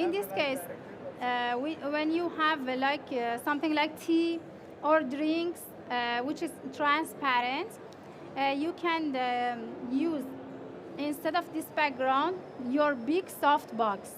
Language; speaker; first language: English; non-native, fluent; Persian